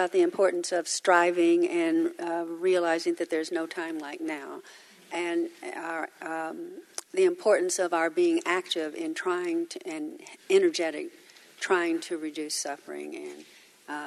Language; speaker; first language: English; non-native, fluent; Uzbek